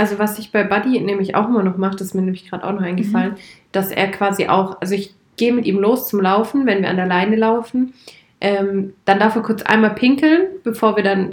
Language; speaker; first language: German; native; German